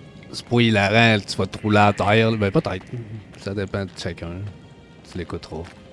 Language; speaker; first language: French; native; French